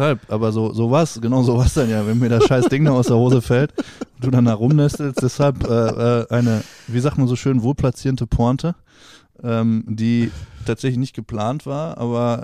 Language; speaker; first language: German; native; German